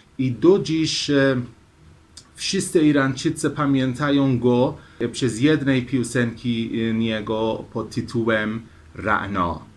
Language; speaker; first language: Polish; non-native, learner; Persian